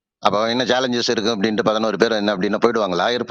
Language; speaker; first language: Tamil; native; Tamil